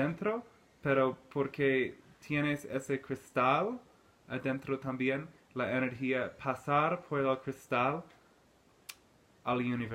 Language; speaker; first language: Spanish; non-native, learner; English